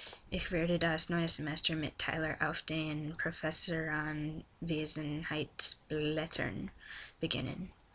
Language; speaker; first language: German; non-native, learner; English